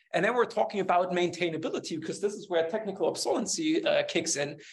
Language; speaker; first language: English; non-native, fluent; German